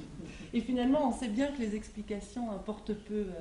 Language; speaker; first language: French; native; French